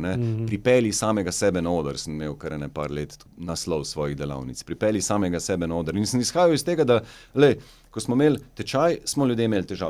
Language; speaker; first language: Slovenian; native; Slovenian